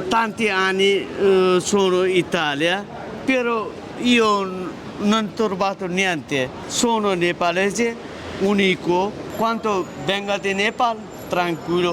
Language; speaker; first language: Italian; non-native, learner; Nepali